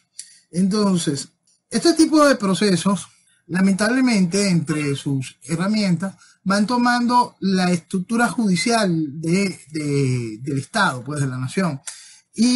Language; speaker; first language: Spanish; native; Spanish